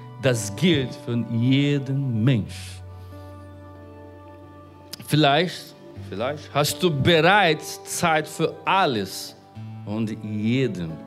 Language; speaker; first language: German; non-native, fluent; Portuguese